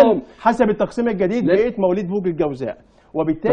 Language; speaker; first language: Arabic; native; Arabic